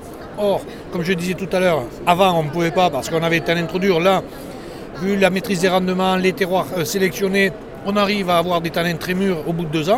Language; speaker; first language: French; native; French